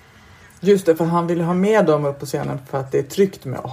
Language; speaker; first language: Swedish; native; Swedish